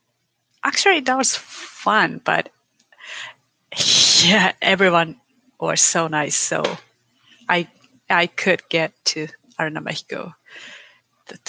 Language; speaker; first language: English; non-native, learner; Japanese